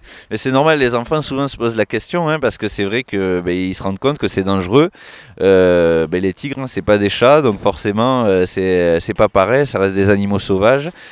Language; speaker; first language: French; native; French